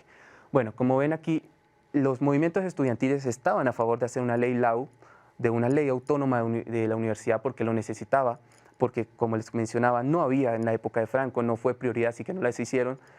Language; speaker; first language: Spanish; native; Spanish